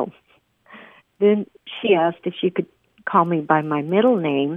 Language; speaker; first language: English; early bilingual, other home language; Spanish